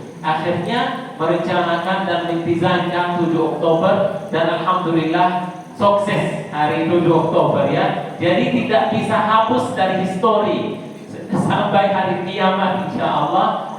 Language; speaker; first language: Indonesian; non-native, fluent; Arabic